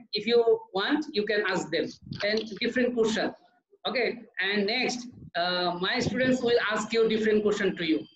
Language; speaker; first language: English; non-native, learner; Bangla